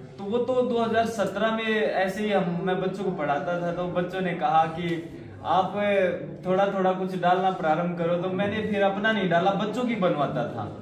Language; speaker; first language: Hindi; native; Hindi